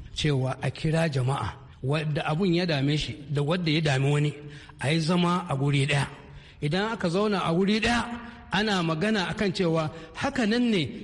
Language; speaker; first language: Hausa; non-native, local second language; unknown